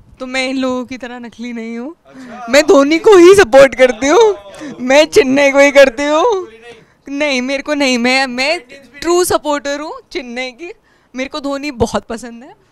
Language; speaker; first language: Hindi; native; Hindi